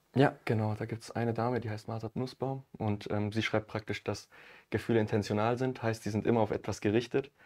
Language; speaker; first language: German; early bilingual, other home language; Italian